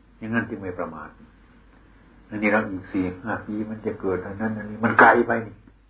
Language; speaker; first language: Thai; non-native, local second language; Northeastern Thai